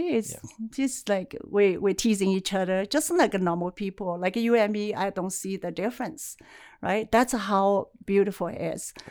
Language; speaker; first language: English; non-native, fluent; Chinese